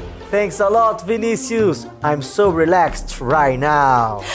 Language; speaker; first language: English; non-native, fluent; Portuguese